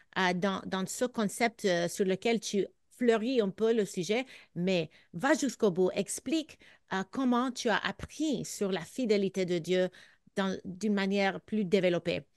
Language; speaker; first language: French; non-native, fluent; English